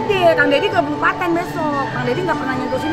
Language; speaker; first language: Indonesian; native; Indonesian